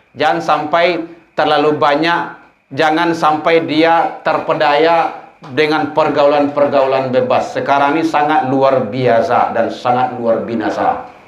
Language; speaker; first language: Malay; non-native, local second language; Minangkabau